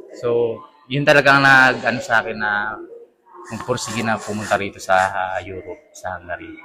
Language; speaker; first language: Filipino; native; Filipino